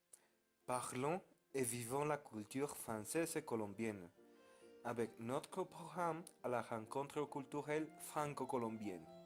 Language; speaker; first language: French; non-native, learner; Spanish